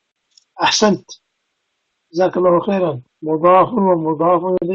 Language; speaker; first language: Arabic; non-native, fluent; English